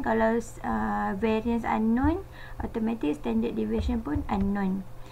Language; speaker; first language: English; non-native, local second language; Malay